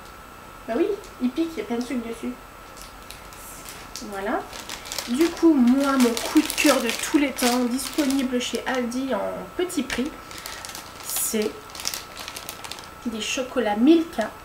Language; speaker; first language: French; native; French